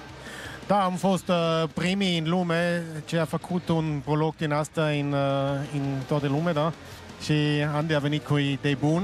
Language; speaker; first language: Romanian; non-native, learner; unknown